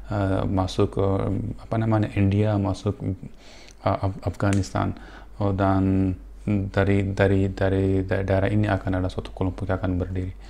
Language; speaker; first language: Indonesian; non-native, fluent; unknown